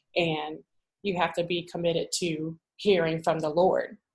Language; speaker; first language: English; native; English